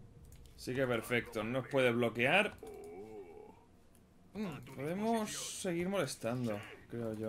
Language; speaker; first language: Spanish; native; Spanish